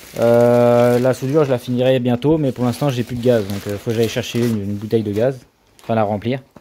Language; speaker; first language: French; native; French